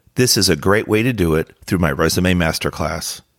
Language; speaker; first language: English; native; English